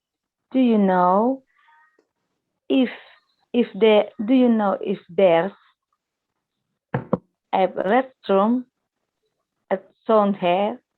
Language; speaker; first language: English; non-native, learner; Indonesian